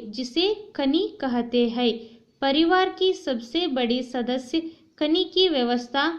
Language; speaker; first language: Hindi; non-native, local second language; Kannada